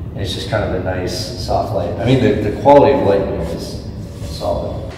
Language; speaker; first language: English; native; English